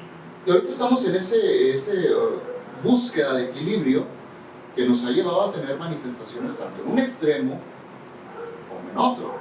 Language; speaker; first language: Spanish; native; Spanish